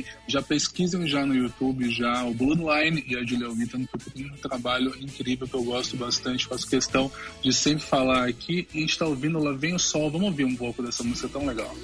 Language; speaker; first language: Portuguese; native; Portuguese